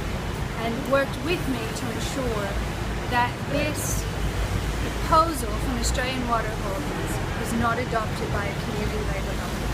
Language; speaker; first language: English; native; English